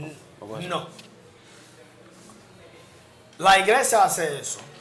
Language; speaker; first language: Spanish; non-native, learner; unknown